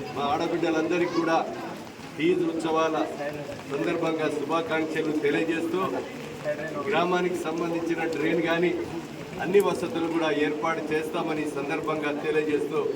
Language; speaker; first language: Telugu; native; Telugu